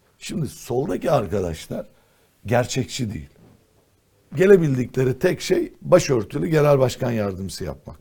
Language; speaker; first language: Turkish; non-native, local second language; Kurdish